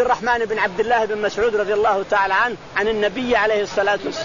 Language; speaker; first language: Arabic; native; Arabic